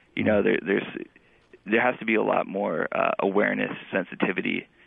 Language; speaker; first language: English; native; English